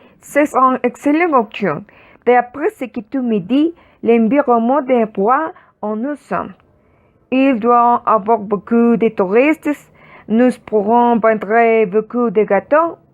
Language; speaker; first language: French; non-native, learner; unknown